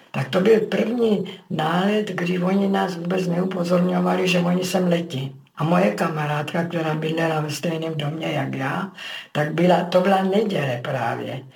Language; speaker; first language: Czech; native; Czech